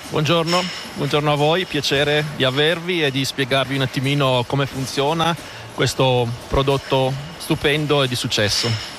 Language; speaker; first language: Italian; native; Italian